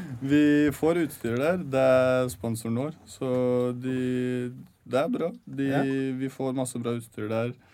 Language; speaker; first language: Norwegian; early bilingual, other home language; Chechen